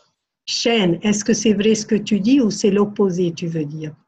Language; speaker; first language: French; non-native, fluent; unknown